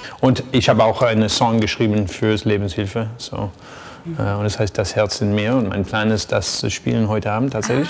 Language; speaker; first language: German; non-native, fluent; English